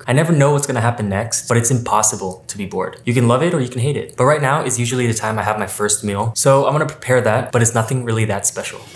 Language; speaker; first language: English; non-native, fluent; Spanish